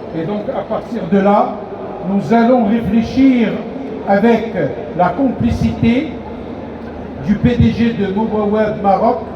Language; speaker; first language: French; non-native, local second language; Arabic